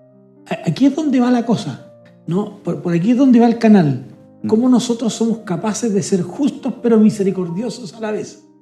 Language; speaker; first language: Spanish; native; Spanish